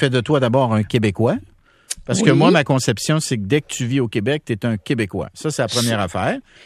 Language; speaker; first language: French; native; French